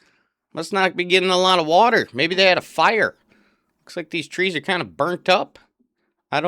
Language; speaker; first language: English; native; English